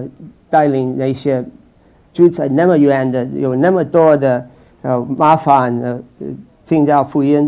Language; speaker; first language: Chinese; non-native, fluent; English